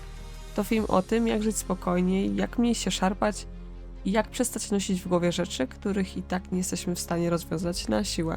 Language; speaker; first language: Polish; native; Polish